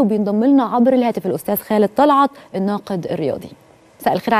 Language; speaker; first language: Arabic; native; Arabic